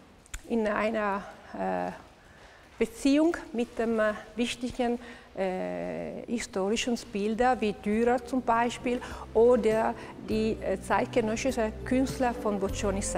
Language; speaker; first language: German; non-native, local second language; Italian